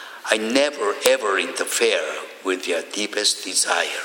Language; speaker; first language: English; non-native, fluent; Japanese